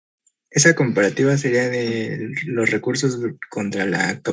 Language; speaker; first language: Spanish; native; Spanish